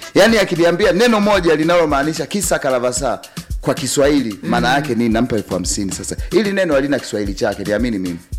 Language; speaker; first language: Swahili; native; Swahili